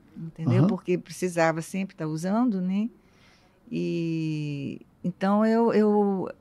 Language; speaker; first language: Portuguese; native; Portuguese